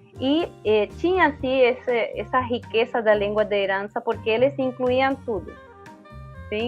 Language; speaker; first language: Portuguese; non-native, fluent; Spanish